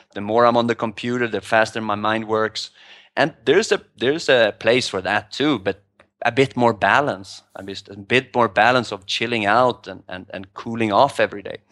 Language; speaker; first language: English; non-native, fluent; Swedish